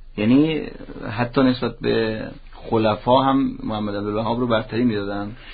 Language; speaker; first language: Persian; native; Persian